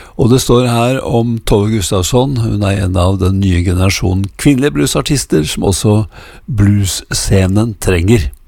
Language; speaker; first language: Norwegian; native; Norwegian